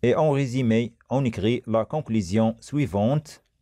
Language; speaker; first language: French; non-native, local second language; Arabic